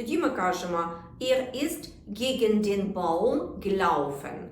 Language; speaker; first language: German; non-native, fluent; Ukrainian